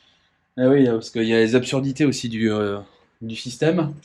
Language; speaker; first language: French; native; French